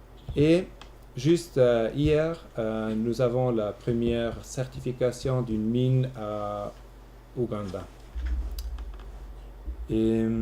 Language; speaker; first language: French; non-native, local second language; German